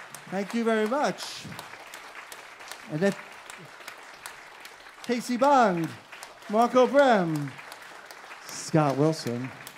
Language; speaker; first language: English; native; English